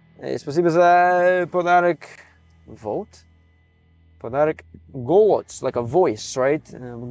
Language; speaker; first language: Russian; non-native, learner; English